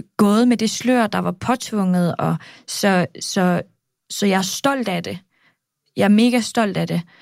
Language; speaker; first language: Danish; early bilingual, other home language; Kurdish